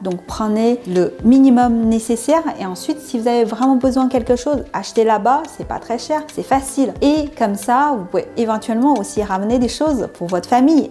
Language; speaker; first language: French; non-native, fluent; Chinese